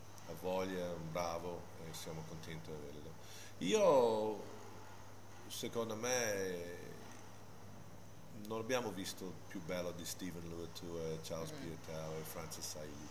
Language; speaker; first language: Italian; non-native, fluent; English